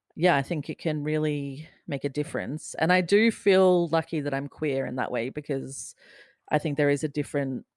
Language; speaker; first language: English; native; English